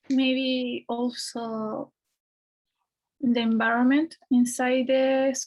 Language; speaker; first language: English; non-native, fluent; Spanish